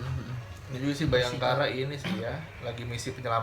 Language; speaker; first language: Indonesian; native; Indonesian